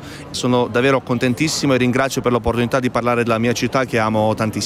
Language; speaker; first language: Italian; non-native, fluent; Bosnian